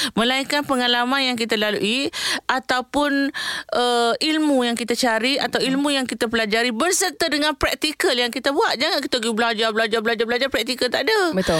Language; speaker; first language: Malay; native; Malay